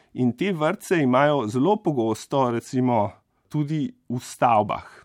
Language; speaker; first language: Slovenian; native; Slovenian